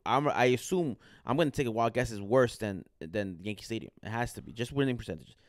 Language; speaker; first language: English; early bilingual, other home language; Spanish